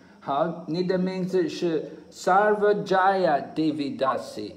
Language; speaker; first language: Chinese; non-native, fluent; English